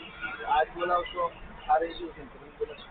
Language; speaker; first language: Hindi; native; Hindi